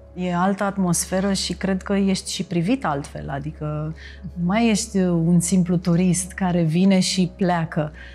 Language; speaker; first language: Romanian; native; Romanian